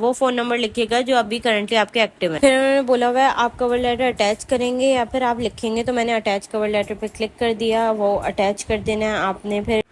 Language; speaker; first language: Urdu; non-native, local second language; Punjabi